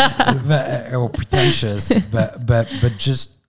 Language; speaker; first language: English; non-native, fluent; French